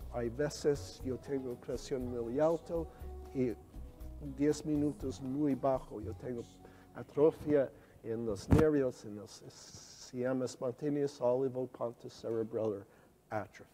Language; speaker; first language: Spanish; non-native, learner; English